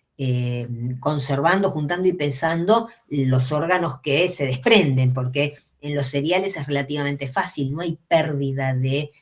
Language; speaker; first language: Spanish; native; Spanish